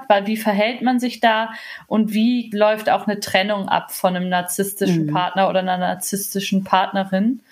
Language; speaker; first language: German; native; German